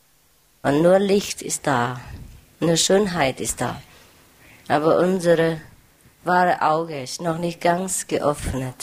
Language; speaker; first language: German; non-native, learner; Vietnamese